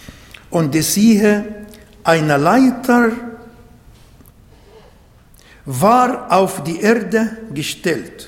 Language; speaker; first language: German; non-native, learner; Arabic